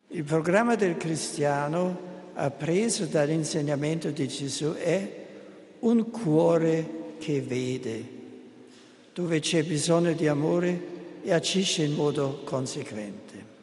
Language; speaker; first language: Italian; non-native, fluent; German